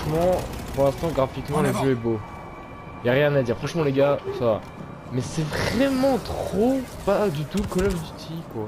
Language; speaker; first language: French; native; French